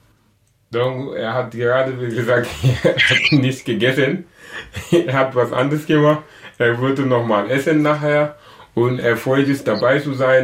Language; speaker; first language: German; non-native, learner; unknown